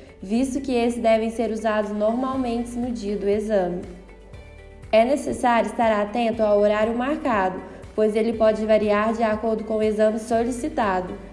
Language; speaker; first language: Portuguese; native; Portuguese